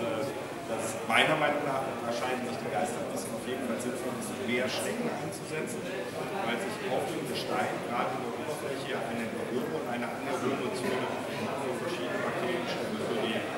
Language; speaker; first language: German; native; German